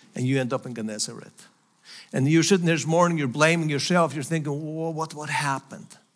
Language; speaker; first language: English; non-native, fluent; Faroese